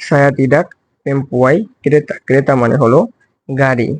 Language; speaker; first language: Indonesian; non-native, fluent; Bangla